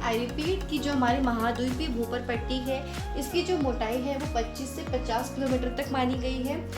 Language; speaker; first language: Hindi; native; Hindi